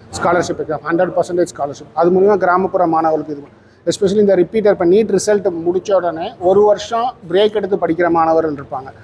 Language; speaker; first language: Tamil; native; Tamil